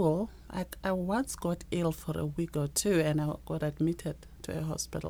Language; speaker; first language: English; non-native, local second language; Northern Sotho